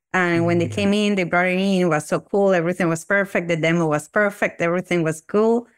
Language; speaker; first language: English; non-native, fluent; Spanish